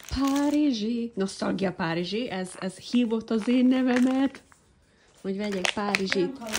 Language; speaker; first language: Hungarian; early bilingual, heritage; Hungarian